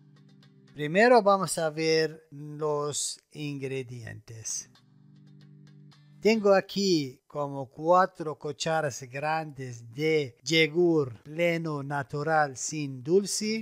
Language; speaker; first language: Spanish; non-native, fluent; Arabic